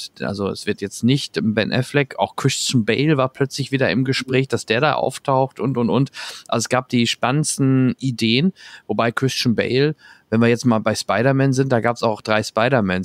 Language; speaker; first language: German; native; German